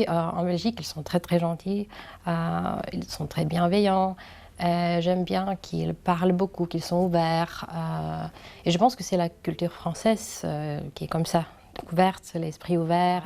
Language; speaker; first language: French; non-native, fluent; Lithuanian